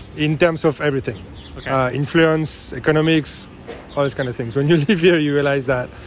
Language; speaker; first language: English; non-native, fluent; French